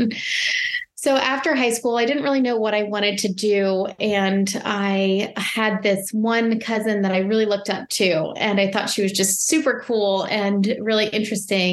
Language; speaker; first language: English; native; English